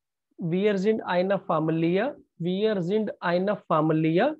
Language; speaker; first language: German; non-native, fluent; Hindi